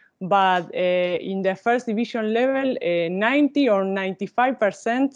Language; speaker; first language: English; non-native, learner; Spanish